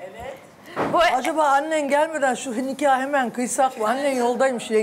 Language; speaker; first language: Turkish; native; Turkish